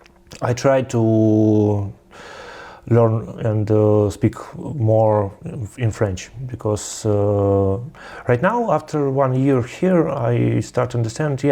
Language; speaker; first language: English; non-native, learner; Russian